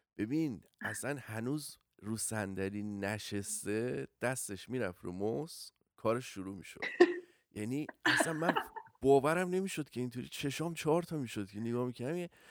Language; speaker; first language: Persian; native; Persian